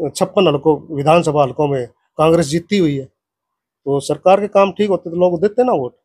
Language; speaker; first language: Hindi; native; Hindi